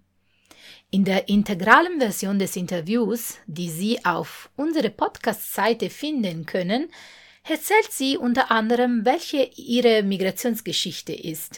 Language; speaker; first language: German; non-native, fluent; Italian